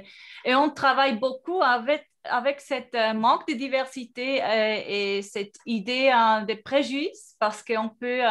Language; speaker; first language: French; non-native, fluent; Spanish